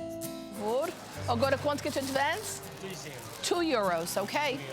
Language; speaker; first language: Portuguese; early bilingual, heritage; Portuguese